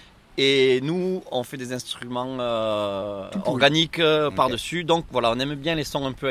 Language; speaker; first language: French; native; French